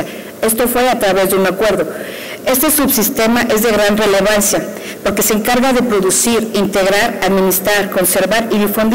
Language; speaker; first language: Spanish; native; Spanish